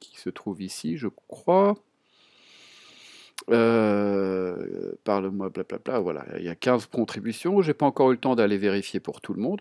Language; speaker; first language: French; native; French